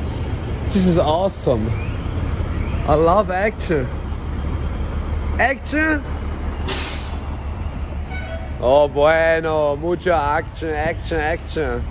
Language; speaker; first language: English; non-native, fluent; German